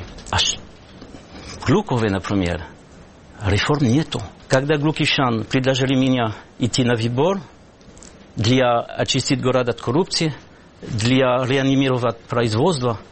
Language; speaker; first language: Russian; non-native, fluent; French